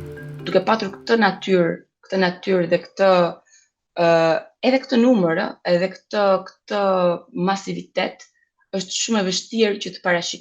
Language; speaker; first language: Albanian; native; Albanian